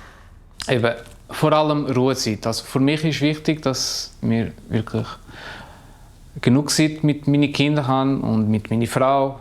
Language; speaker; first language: German; non-native, learner; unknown